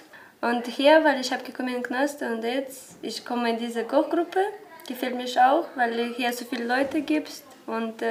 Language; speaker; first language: German; non-native, learner; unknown